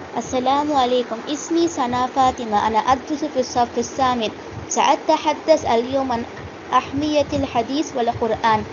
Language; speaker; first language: Arabic; non-native, learner; Hindi